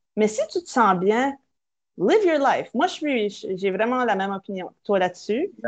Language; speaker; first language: French; native; French